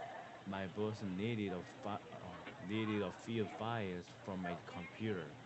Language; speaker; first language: English; non-native, learner; Korean